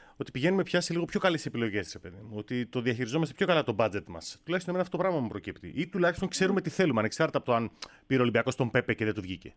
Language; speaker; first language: Greek; native; Greek